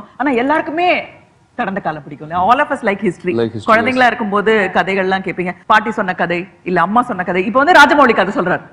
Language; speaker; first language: Tamil; native; Tamil